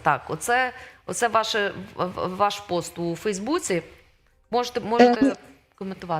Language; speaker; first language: Ukrainian; native; Ukrainian